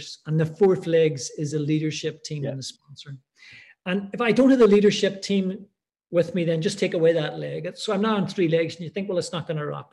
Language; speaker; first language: English; native; English